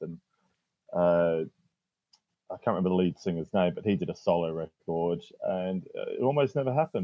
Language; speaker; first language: English; native; English